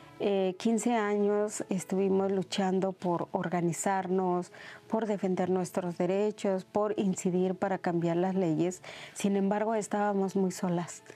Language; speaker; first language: Spanish; non-native, local second language; Mixtepec Mixtec